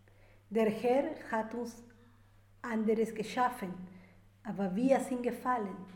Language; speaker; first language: German; non-native, fluent; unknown